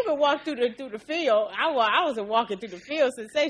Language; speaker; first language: English; native; English